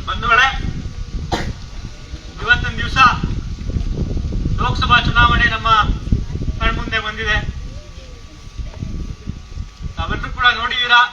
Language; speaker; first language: Kannada; native; Kannada